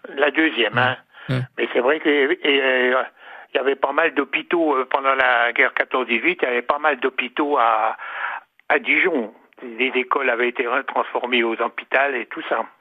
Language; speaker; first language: French; native; French